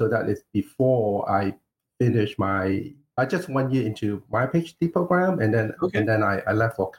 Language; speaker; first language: English; non-native, local second language; Cantonese